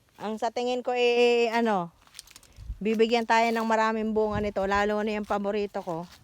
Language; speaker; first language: Filipino; native; Filipino